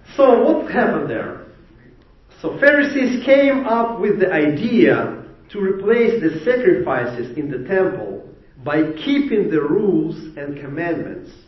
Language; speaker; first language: English; non-native, fluent; Ukrainian